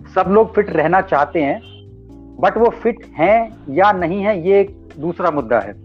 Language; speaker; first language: Hindi; native; Hindi